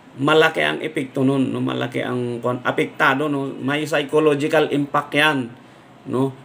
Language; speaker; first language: Filipino; non-native, local second language; Iloko